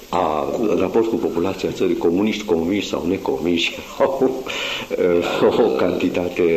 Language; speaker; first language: Romanian; non-native, local second language; Hungarian